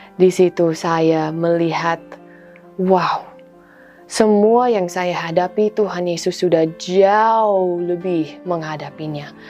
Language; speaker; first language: Indonesian; non-native, fluent; English